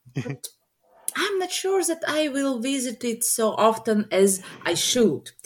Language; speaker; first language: English; non-native, learner; Latvian